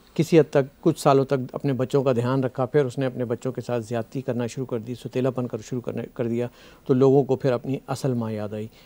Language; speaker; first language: Urdu; native; Urdu